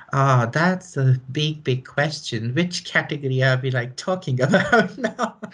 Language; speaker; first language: English; non-native, local second language; Hindi